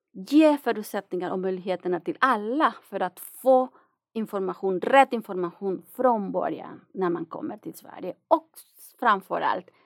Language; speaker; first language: Swedish; non-native, fluent; Spanish